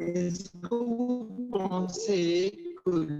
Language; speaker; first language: French; non-native, fluent; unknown